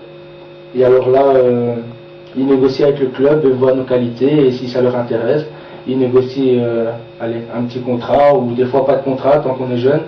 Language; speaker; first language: French; native; French